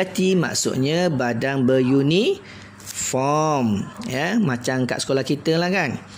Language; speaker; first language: Malay; native; Malay